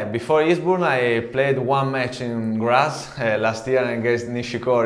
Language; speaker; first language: English; non-native, learner; Italian